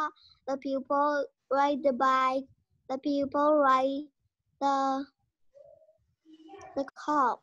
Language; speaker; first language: English; non-native, learner; Vietnamese